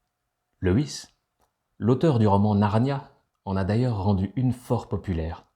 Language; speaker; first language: French; native; French